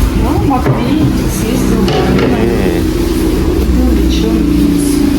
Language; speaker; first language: Russian; native; Russian